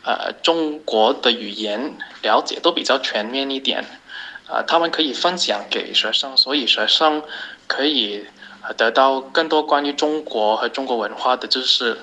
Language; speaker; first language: Chinese; non-native, fluent; English